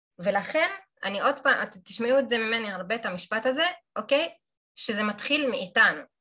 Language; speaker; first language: Hebrew; non-native, local second language; Arabic